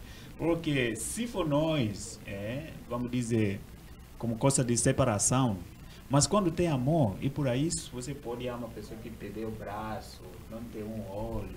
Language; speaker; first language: Portuguese; non-native, learner; Swahili